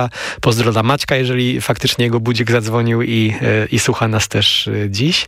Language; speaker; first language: Polish; native; Polish